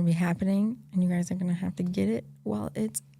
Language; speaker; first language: English; native; English